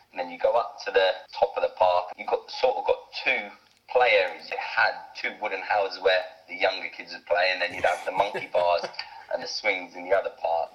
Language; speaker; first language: English; native; English